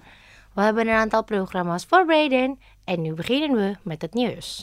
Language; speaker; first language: Dutch; non-native, fluent; Indonesian